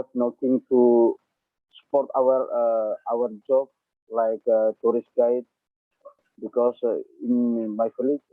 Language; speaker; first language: English; non-native, learner; Indonesian